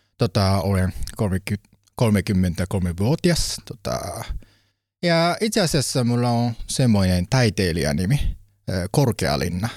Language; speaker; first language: Finnish; non-native, learner; Japanese